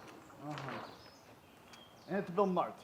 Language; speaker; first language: Russian; non-native, learner; English